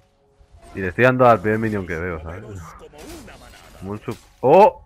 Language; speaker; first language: Spanish; native; Spanish